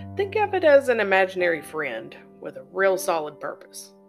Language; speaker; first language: English; native; English